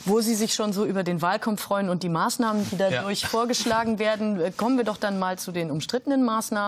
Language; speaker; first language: German; native; German